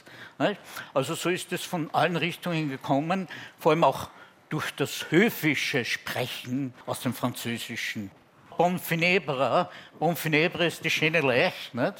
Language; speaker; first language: German; native; German